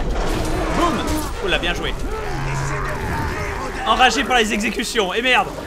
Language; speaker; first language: French; native; French